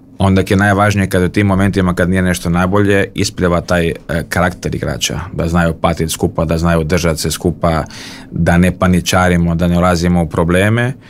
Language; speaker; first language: Serbian; early bilingual, heritage; Bosnian